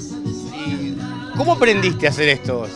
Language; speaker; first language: Spanish; native; Spanish